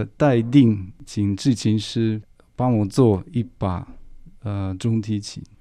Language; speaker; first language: Chinese; non-native, fluent; Russian